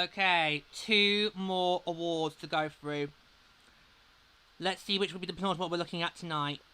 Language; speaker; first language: English; native; English